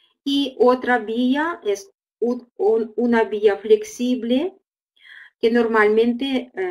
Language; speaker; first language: Spanish; non-native, fluent; Russian